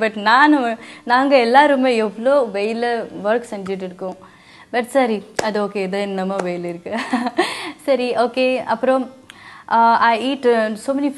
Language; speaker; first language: Tamil; non-native, learner; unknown